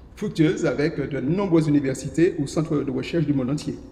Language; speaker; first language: French; native; French